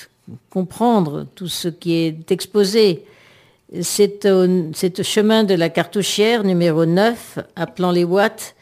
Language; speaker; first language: French; native; French